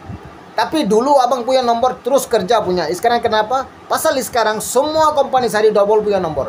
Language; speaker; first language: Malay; non-native, learner; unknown